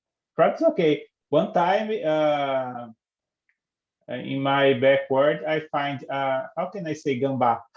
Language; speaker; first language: English; non-native, learner; Portuguese